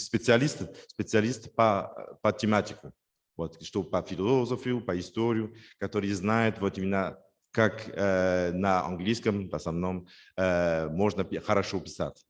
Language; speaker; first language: Russian; non-native, fluent; French